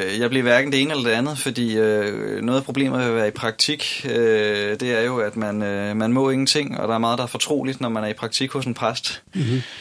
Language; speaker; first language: Danish; native; Danish